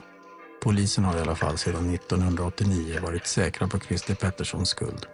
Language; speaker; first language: Swedish; native; Swedish